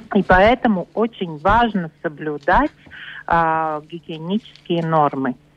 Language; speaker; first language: Russian; non-native, local second language; Latvian